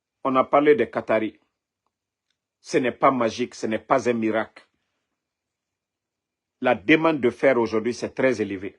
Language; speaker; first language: French; non-native, local second language; Mandingo